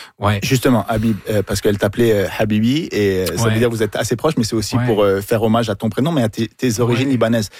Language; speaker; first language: French; native; French